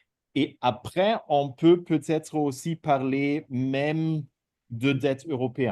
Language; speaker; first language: French; non-native, fluent; German